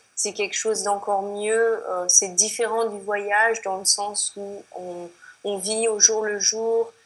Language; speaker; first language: French; native; French